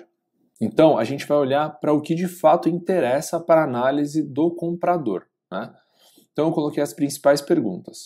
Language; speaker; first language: Portuguese; native; Portuguese